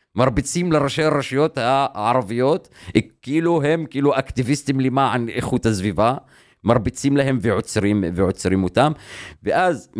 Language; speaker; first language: Hebrew; non-native, local second language; Arabic